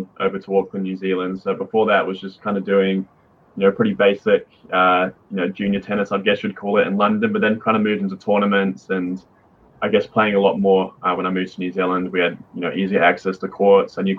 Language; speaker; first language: English; native; English